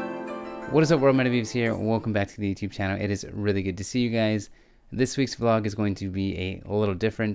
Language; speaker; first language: English; native; English